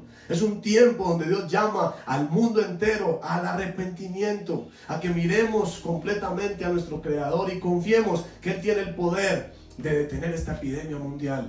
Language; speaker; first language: Spanish; native; Spanish